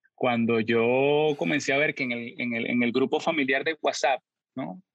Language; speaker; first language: Spanish; native; Spanish